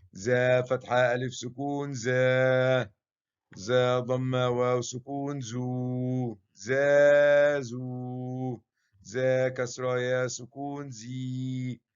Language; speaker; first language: Arabic; non-native, fluent; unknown